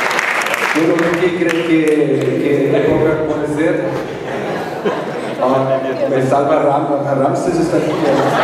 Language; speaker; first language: Spanish; non-native, fluent; German